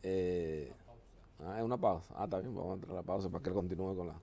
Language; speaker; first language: Spanish; native; Spanish